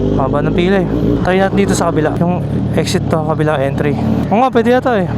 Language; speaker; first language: Filipino; native; Filipino